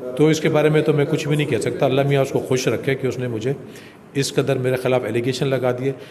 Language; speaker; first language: Urdu; native; Urdu